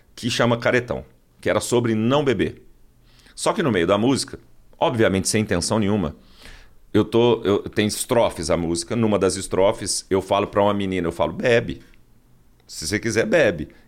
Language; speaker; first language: Portuguese; native; Portuguese